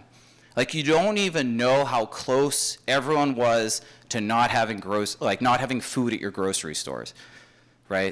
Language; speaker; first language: English; native; English